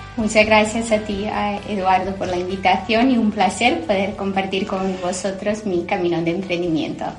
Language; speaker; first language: Spanish; non-native, fluent; Serbian